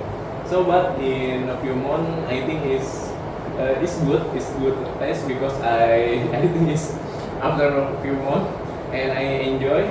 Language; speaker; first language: English; non-native, learner; Indonesian